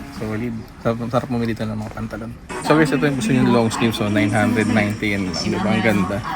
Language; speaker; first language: Filipino; native; Filipino